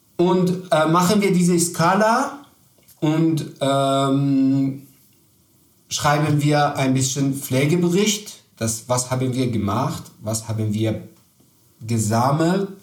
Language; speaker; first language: German; non-native, learner; Persian